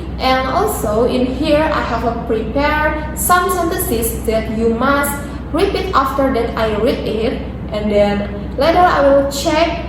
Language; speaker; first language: English; non-native, learner; Indonesian